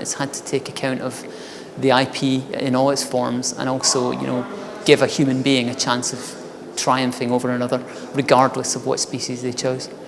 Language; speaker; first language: English; native; English